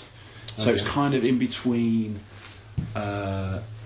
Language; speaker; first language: English; native; English